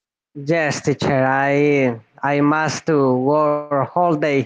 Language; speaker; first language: English; non-native, learner; Spanish